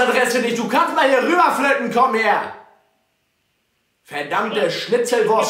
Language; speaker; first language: German; native; German